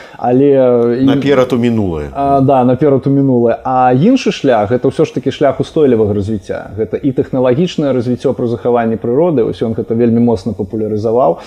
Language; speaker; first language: Belarusian; non-native, local second language; Russian